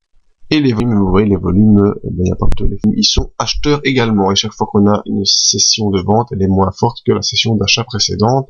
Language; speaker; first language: French; native; French